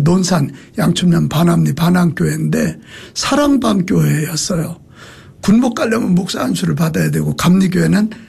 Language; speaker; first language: Korean; native; Korean